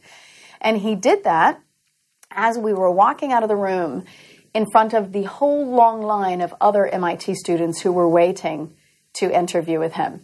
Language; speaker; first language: English; native; English